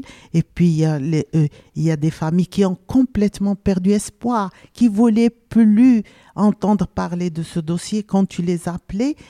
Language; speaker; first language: French; non-native, local second language; Arabic